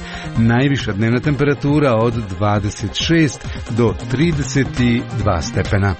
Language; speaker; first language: Croatian; native; Croatian